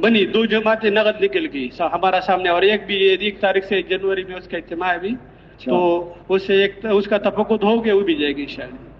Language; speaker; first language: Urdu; non-native, local second language; Pashto